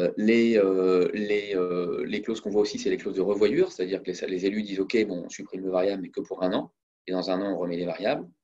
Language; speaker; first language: French; native; French